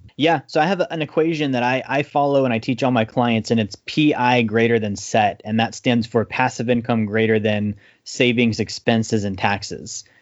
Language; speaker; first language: English; native; English